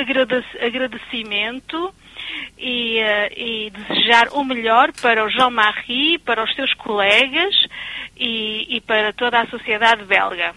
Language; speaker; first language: Portuguese; early bilingual, other home language; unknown